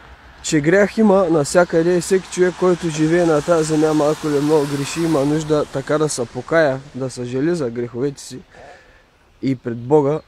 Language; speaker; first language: Bulgarian; native; Bulgarian